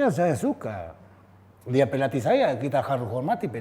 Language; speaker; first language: Indonesian; non-native, fluent; Spanish